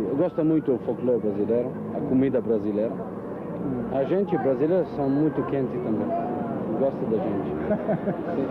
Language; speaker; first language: Portuguese; non-native, learner; Hebrew